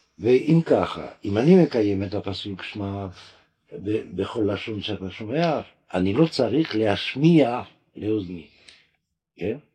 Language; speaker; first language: Hebrew; non-native, fluent; French